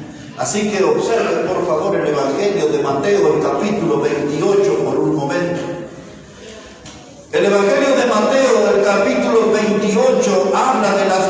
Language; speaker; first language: Spanish; native; Spanish